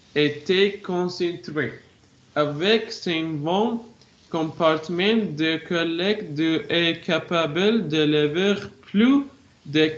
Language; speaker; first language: French; non-native, learner; Arabic